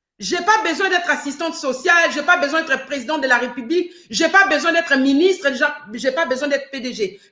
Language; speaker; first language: French; non-native, local second language; Lingala